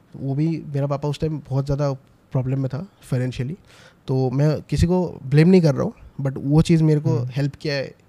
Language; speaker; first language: Hindi; non-native, local second language; Assamese